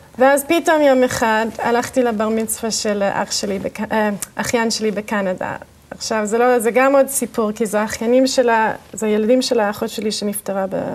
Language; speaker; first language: Hebrew; early bilingual, other home language; English